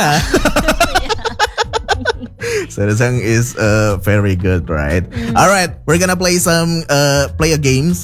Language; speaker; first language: English; non-native, learner; Indonesian